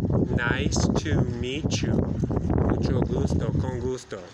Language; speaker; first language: Spanish; non-native, fluent; English